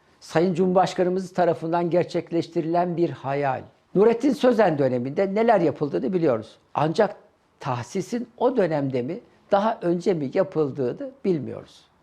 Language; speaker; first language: Turkish; native; Turkish